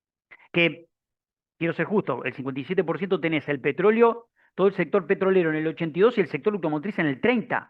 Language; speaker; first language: Spanish; native; Spanish